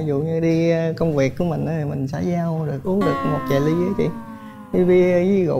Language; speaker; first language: Vietnamese; native; Vietnamese